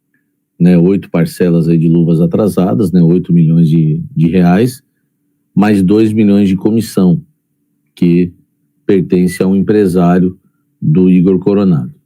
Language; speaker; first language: Portuguese; native; Portuguese